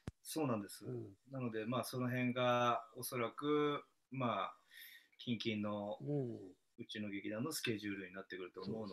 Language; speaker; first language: Japanese; native; Japanese